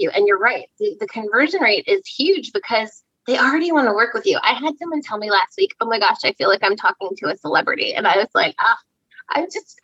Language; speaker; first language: English; native; English